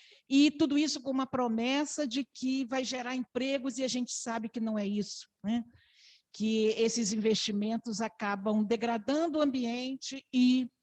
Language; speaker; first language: Portuguese; native; Portuguese